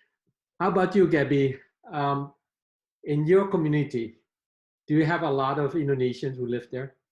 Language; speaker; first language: English; non-native, fluent; Indonesian